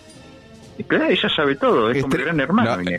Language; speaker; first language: Spanish; native; Spanish